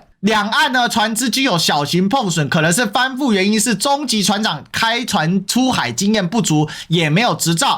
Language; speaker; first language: Chinese; native; Chinese